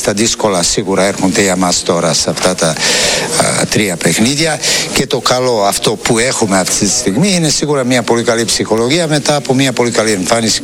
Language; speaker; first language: Greek; non-native, fluent; Serbian